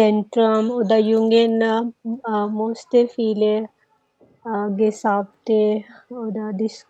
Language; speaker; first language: German; non-native, learner; Hindi